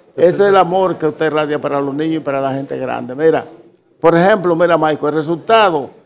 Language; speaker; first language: Spanish; native; Spanish